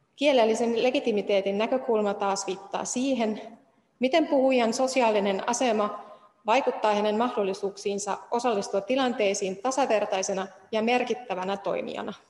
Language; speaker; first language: Finnish; non-native, fluent; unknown